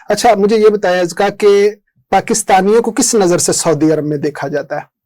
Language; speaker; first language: Urdu; native; Urdu